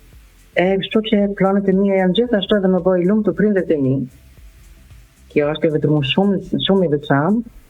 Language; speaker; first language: Albanian; non-native, learner; German